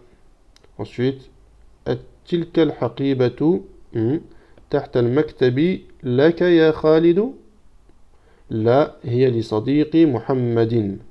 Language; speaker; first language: Arabic; non-native, fluent; French